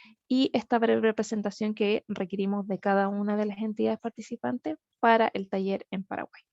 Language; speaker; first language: Spanish; native; Spanish